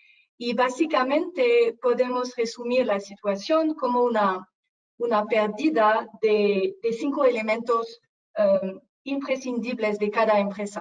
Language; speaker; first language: Spanish; non-native, fluent; French